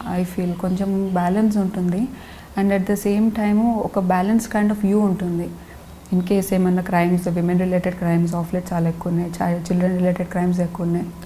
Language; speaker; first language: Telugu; non-native, local second language; Lambadi